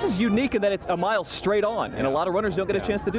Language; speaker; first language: English; native; English